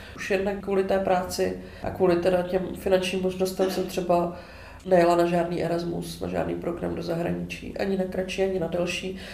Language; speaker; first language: Czech; native; Czech